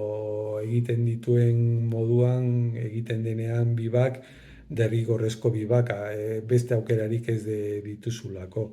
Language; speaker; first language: Basque; non-native, local second language; Spanish